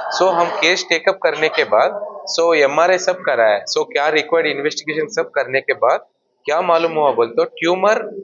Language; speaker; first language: Hindi; non-native, local second language; Telugu